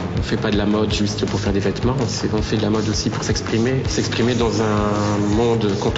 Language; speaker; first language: French; native; French